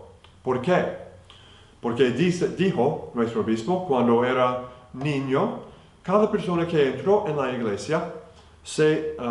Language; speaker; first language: Spanish; non-native, fluent; English